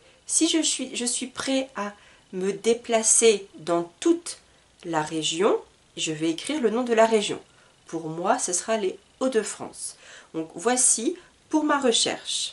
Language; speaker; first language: French; native; French